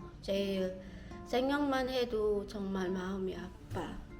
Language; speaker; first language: Korean; non-native, fluent; Filipino